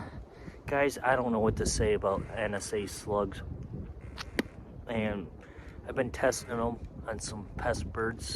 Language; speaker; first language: English; native; English